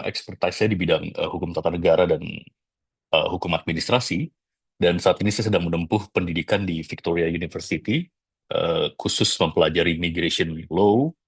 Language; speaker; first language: Indonesian; native; Indonesian